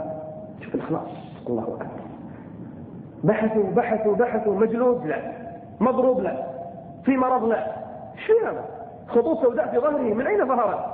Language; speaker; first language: Arabic; native; Arabic